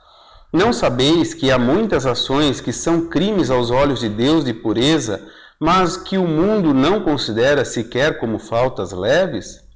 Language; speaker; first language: Portuguese; native; Portuguese